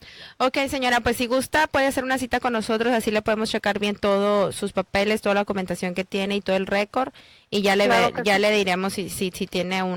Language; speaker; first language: Spanish; native; Spanish